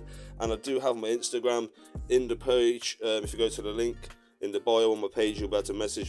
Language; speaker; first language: English; native; English